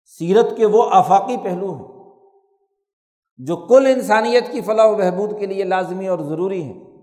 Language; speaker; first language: Urdu; non-native, local second language; Punjabi